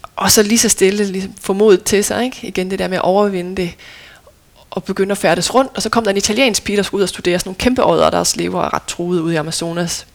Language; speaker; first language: Danish; native; Danish